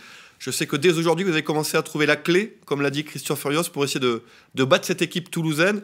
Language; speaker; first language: French; native; French